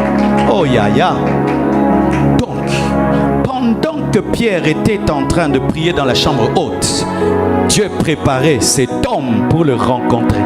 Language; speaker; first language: French; non-native, local second language; Lingala